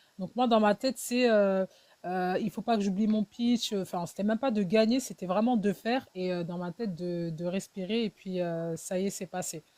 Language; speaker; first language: French; early bilingual, other home language; Wolof